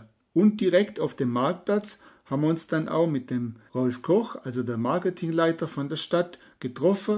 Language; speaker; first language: German; native; German